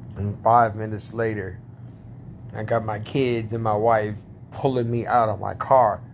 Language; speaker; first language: English; native; English